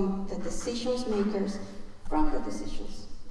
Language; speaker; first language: English; non-native, fluent; Spanish